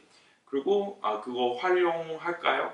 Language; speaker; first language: Korean; non-native, fluent; English